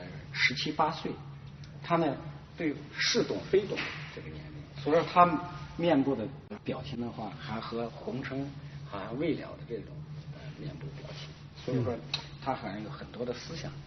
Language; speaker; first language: Chinese; native; Chinese